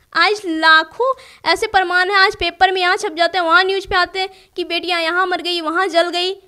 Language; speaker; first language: Hindi; native; Hindi